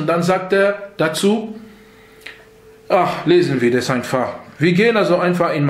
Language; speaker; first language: German; non-native, fluent; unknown